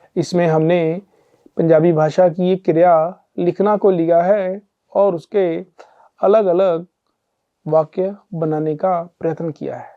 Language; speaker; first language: Hindi; non-native, local second language; Punjabi